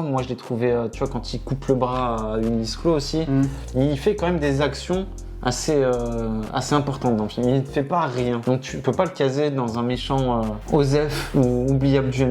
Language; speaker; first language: French; native; French